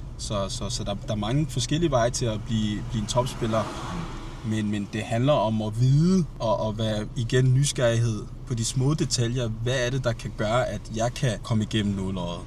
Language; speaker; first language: Danish; early bilingual, other home language; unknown